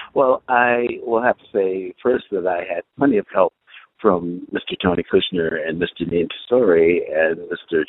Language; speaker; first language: English; native; English